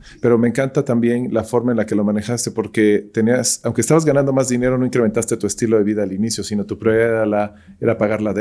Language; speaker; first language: Spanish; native; Spanish